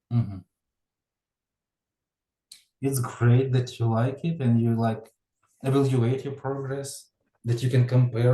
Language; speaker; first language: English; non-native, fluent; Ukrainian